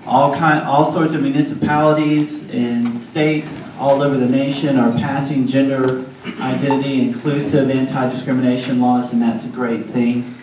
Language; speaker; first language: English; native; English